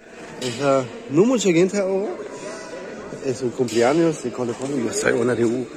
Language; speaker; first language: Spanish; non-native, learner; German